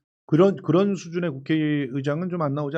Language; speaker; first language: Korean; native; Korean